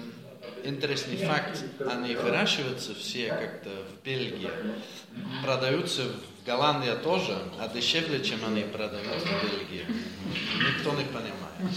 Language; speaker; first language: Russian; non-native, learner; Dutch